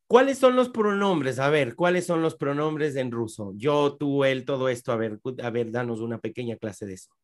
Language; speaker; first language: Spanish; native; Spanish